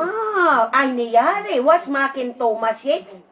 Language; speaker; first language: German; non-native, learner; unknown